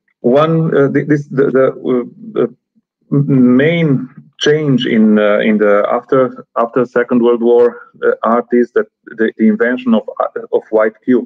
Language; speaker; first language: English; non-native, fluent; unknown